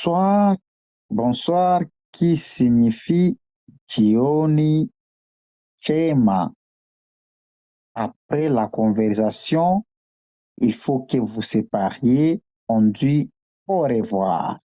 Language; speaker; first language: French; non-native, local second language; Swahili